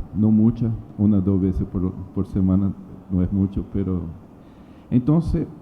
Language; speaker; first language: Spanish; non-native, learner; Portuguese